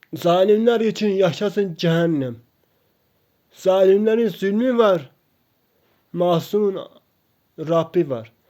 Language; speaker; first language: Turkish; non-native, local second language; Kurdish